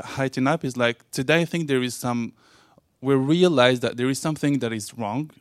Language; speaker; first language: English; non-native, fluent; Arabic